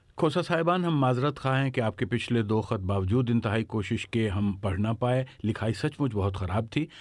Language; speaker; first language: Urdu; native; Urdu